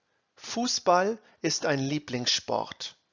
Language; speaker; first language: German; non-native, fluent; English